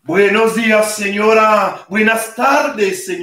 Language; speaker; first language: Spanish; non-native, fluent; Haitian Creole